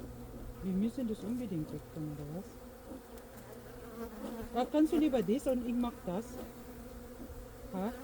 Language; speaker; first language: German; non-native, learner; Filipino